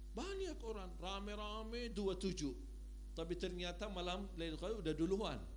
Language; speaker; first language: Indonesian; non-native, fluent; Arabic